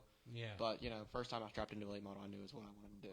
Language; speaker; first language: English; native; English